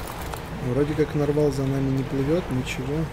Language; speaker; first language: Russian; native; Russian